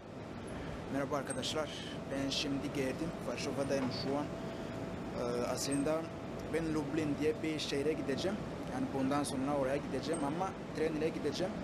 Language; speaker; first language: Turkish; non-native, fluent; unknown